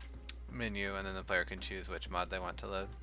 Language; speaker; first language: English; native; English